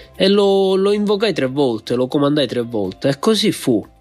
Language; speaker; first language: Italian; native; Italian